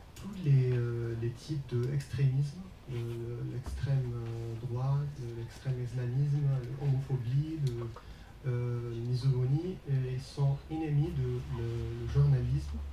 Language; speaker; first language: French; non-native, learner; Arabic